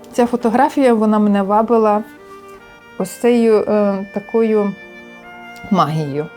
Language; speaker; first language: Ukrainian; native; Ukrainian